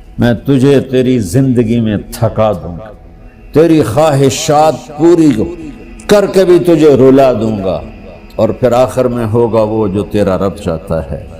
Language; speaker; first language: Urdu; non-native, local second language; Punjabi